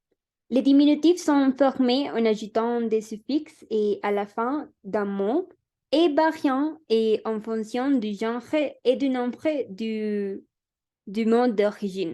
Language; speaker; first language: French; non-native, learner; Spanish